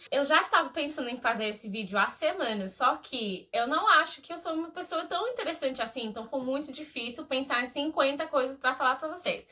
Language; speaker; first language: Portuguese; early bilingual, heritage; Portuguese